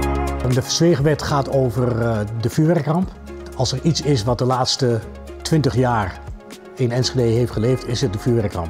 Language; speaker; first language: Dutch; native; Dutch